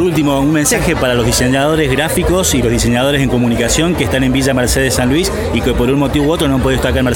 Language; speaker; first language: Spanish; native; Spanish